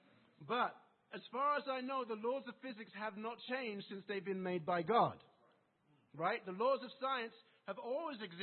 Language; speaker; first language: English; native; English